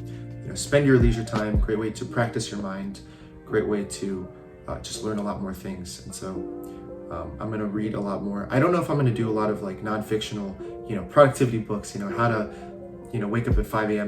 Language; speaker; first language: English; early bilingual, other home language; Chinese